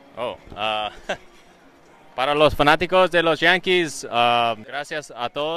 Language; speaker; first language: Spanish; non-native, learner; English